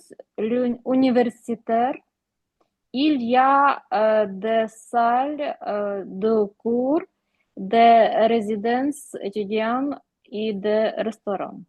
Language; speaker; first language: French; non-native, learner; Ukrainian